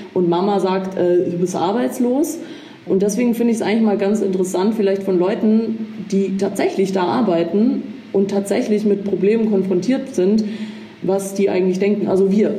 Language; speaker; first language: German; early bilingual, other home language; Croatian